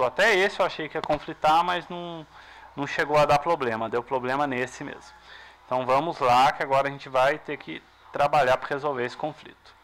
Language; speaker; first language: Portuguese; native; Portuguese